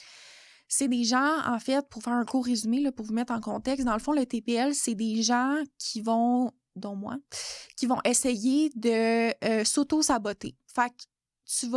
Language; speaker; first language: French; native; French